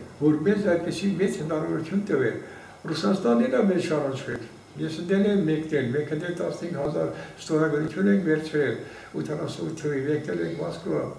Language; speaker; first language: Armenian; non-native, local second language; Kurdish